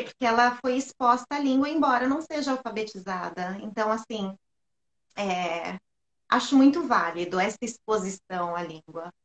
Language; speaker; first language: Portuguese; native; Portuguese